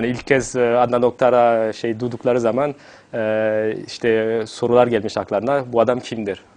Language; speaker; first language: Turkish; non-native, fluent; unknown